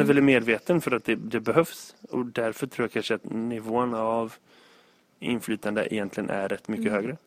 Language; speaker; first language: Swedish; native; Swedish